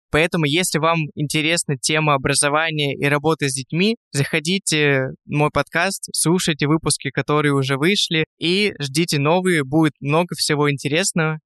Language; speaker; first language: Russian; native; Russian